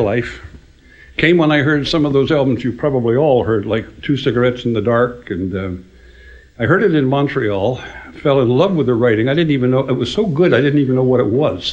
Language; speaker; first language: English; native; English